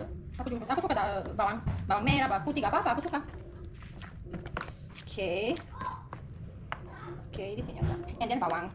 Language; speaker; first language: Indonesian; non-native, learner; Serbian